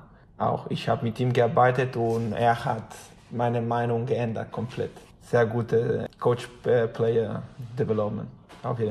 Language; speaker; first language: German; non-native, fluent; Spanish